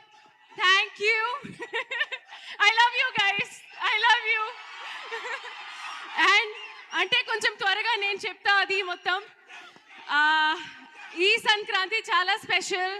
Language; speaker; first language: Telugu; non-native, learner; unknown